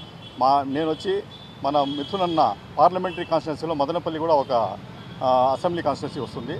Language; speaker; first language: Telugu; native; Telugu